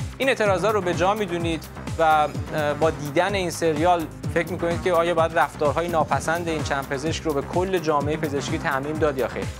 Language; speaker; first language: Persian; native; Persian